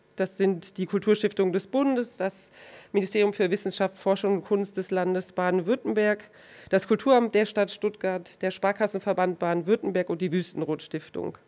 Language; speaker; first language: German; native; German